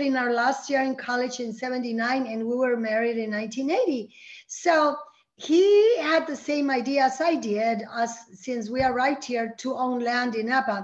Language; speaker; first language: English; early bilingual, other home language; Spanish